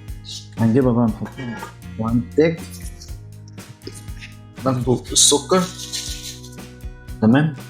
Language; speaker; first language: Arabic; native; Arabic